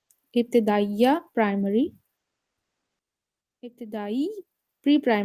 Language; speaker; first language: Arabic; non-native, learner; Urdu